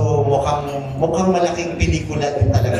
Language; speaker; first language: Filipino; native; Filipino